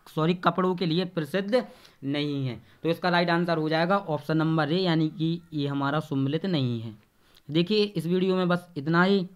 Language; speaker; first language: Hindi; native; Hindi